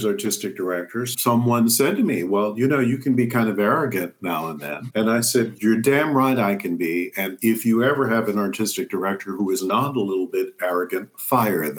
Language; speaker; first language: English; native; English